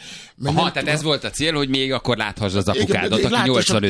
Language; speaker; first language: Hungarian; native; Hungarian